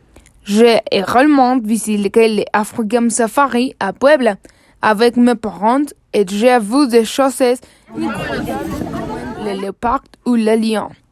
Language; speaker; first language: French; non-native, learner; Spanish